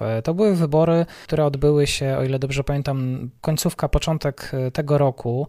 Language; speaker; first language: Polish; native; Polish